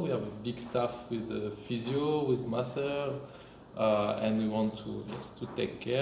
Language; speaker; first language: English; non-native, fluent; French